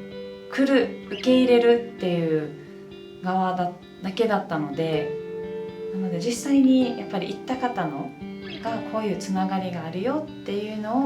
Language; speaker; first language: Japanese; native; Japanese